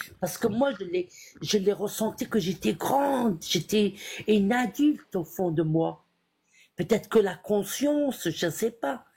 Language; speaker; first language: French; early bilingual, other home language; Arabic